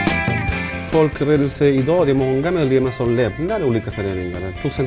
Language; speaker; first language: Swedish; non-native, fluent; Spanish